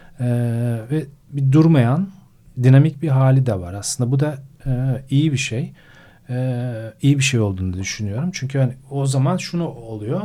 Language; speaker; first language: Turkish; native; Turkish